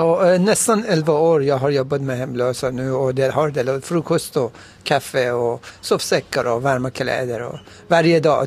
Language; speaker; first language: Swedish; non-native, fluent; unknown